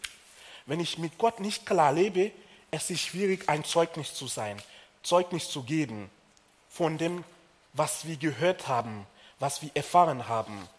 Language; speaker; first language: German; non-native, fluent; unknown